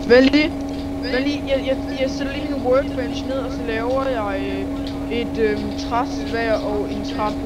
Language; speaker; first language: Danish; native; Danish